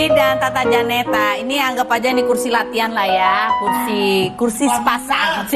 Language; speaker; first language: Indonesian; native; Indonesian